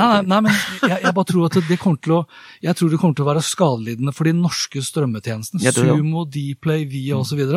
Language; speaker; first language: Norwegian; native; Norwegian